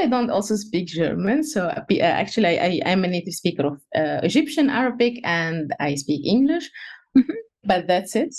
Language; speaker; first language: English; non-native, fluent; Arabic